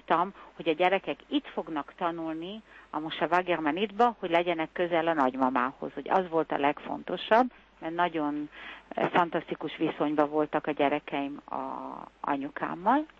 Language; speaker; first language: Hungarian; early bilingual, heritage; Hungarian